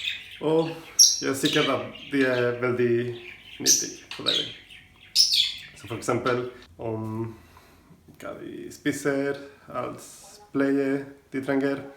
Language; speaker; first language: Norwegian; non-native, learner; Spanish